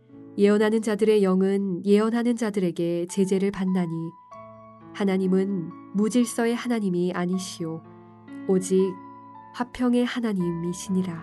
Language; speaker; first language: Korean; native; Korean